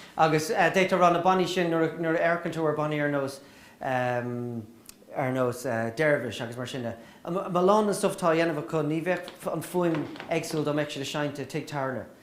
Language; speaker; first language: Irish; native; Irish